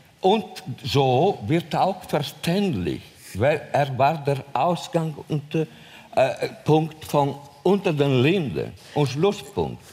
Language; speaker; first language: German; non-native, fluent; Italian